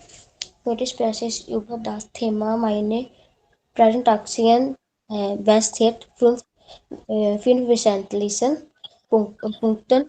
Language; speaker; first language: German; non-native, learner; Hindi